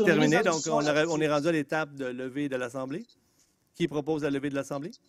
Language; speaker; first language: French; native; French